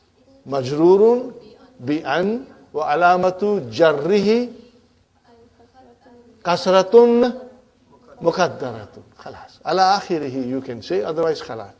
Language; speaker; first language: Arabic; non-native, fluent; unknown